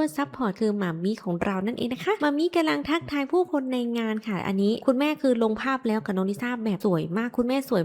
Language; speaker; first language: Thai; native; Thai